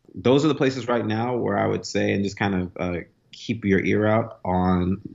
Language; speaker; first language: English; native; English